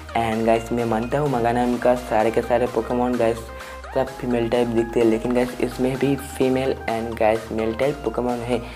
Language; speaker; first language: Hindi; non-native, local second language; Bangla